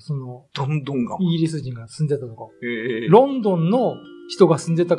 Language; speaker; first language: Japanese; native; Japanese